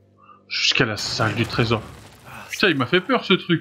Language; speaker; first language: French; native; French